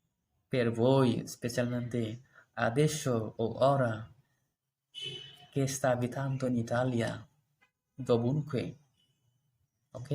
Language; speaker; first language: Italian; non-native, learner; Bangla